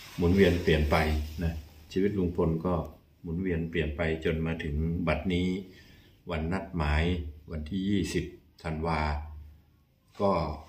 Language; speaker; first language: Thai; native; Thai